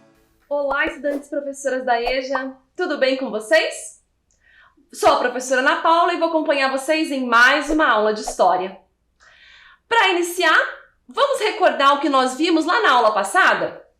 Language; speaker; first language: Portuguese; native; Portuguese